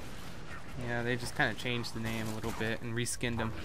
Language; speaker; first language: English; native; English